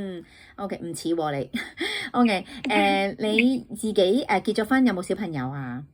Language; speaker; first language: Cantonese; native; Cantonese